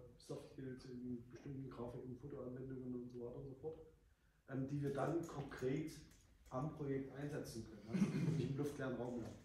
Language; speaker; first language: German; native; German